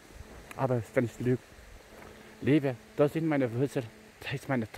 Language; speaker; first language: German; non-native, fluent; Albanian